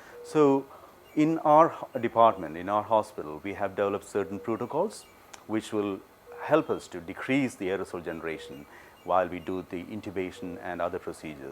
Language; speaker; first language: English; non-native, local second language; Malayalam